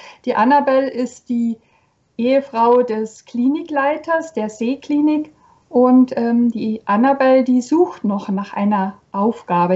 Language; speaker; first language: German; native; German